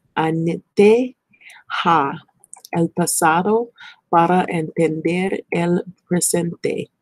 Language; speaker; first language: Spanish; non-native, learner; English